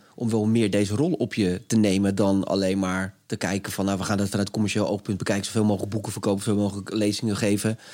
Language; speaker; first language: Dutch; native; Dutch